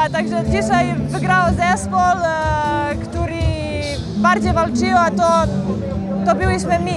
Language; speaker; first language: Polish; non-native, fluent; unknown